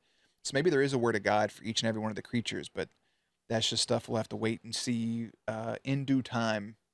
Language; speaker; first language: English; native; English